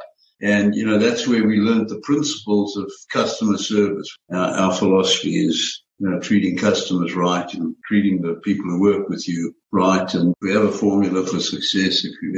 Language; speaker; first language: English; native; English